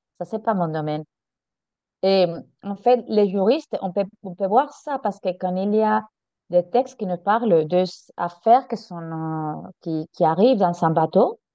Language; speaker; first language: French; non-native, fluent; Spanish